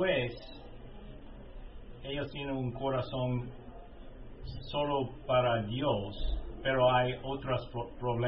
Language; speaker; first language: Spanish; non-native, learner; English